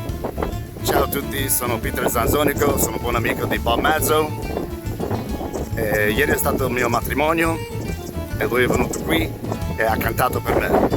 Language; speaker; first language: Italian; non-native, learner; English